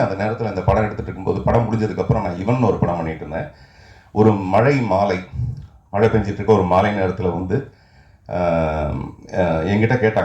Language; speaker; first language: Tamil; native; Tamil